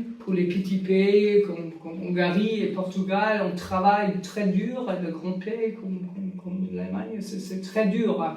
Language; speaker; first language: French; non-native, learner; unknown